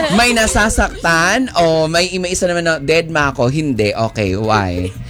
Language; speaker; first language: Filipino; native; Filipino